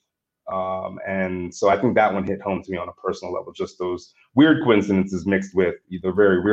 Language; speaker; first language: English; native; English